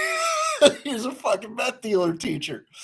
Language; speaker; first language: English; native; English